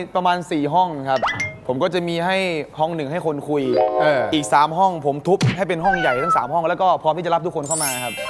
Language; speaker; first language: Thai; native; Thai